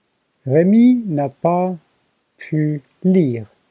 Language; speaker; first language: French; non-native, learner; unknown